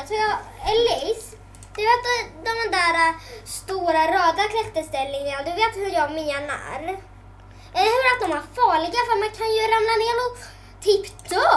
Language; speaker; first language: Swedish; native; Swedish